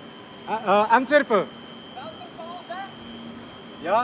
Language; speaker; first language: Dutch; native; Dutch